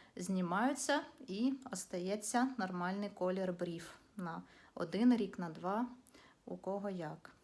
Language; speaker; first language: Ukrainian; non-native, local second language; Russian